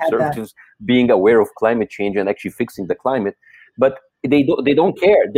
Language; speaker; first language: English; non-native, fluent; Arabic